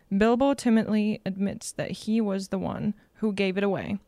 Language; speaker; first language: English; non-native, fluent; German